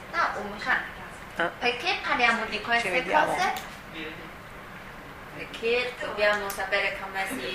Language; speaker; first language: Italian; non-native, fluent; Chinese